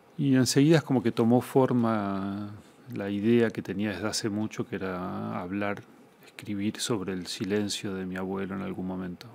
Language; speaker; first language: Spanish; native; Spanish